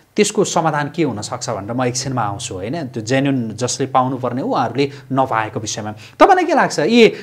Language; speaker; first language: Nepali; native; Nepali